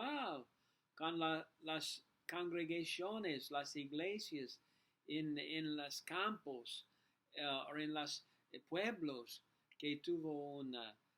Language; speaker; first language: Spanish; non-native, learner; English